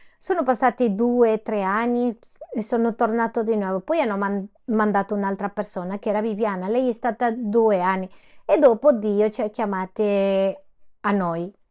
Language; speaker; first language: Italian; non-native, fluent; Spanish